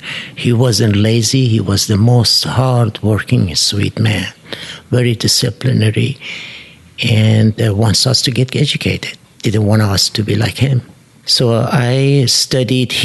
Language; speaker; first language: English; non-native, fluent; Persian